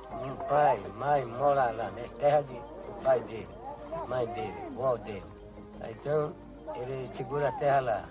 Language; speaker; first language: Portuguese; non-native, local second language; Kayapó